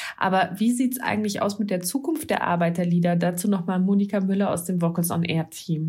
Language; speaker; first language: German; native; German